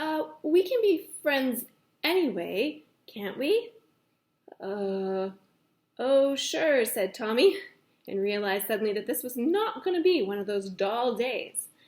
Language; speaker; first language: English; native; English